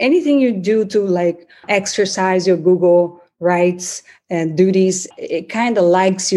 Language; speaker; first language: English; non-native, fluent; Portuguese